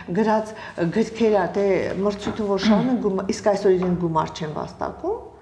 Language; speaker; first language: Armenian; native; Armenian